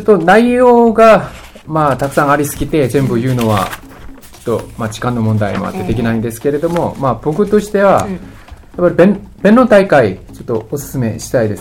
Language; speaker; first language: Japanese; non-native, fluent; Korean